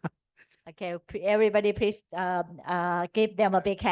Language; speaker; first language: English; non-native, learner; Thai